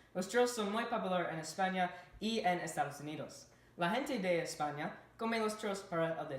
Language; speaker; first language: Spanish; non-native, learner; English